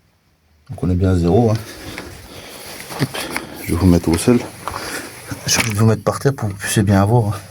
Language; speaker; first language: French; native; French